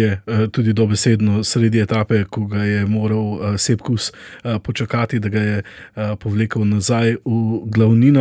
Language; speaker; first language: Slovenian; native; Slovenian